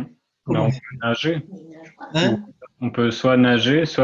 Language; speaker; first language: French; native; French